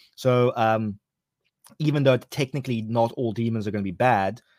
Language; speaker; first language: English; native; English